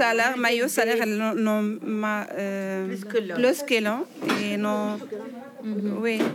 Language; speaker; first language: French; non-native, learner; Arabic